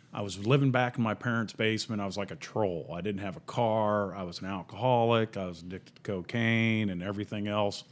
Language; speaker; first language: English; native; English